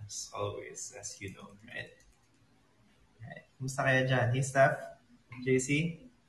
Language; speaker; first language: English; non-native, local second language; Filipino